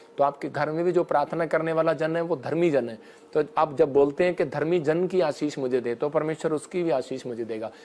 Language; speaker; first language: Hindi; non-native, local second language; Punjabi